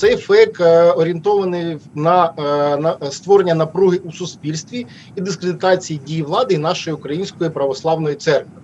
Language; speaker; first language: Ukrainian; native; Ukrainian